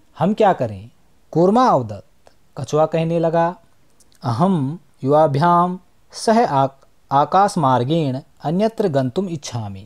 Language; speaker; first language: Hindi; native; Hindi